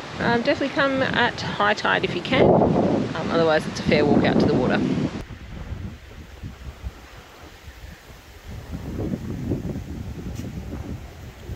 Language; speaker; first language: English; native; English